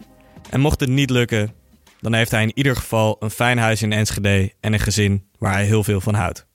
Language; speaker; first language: Dutch; native; Dutch